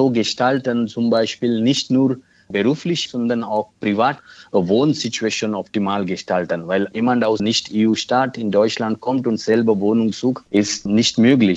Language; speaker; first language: German; non-native, fluent; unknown